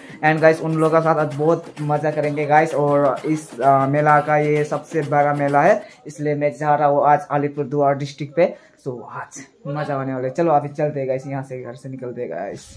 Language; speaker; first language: Hindi; non-native, local second language; Nepali